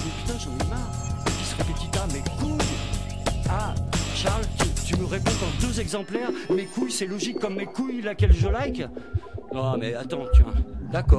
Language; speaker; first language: French; native; French